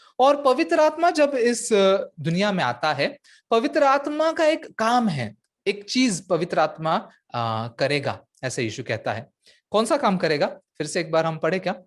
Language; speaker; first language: Hindi; non-native, local second language; Marathi